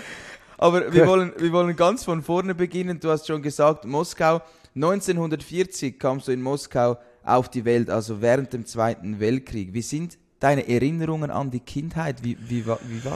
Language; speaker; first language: German; native; German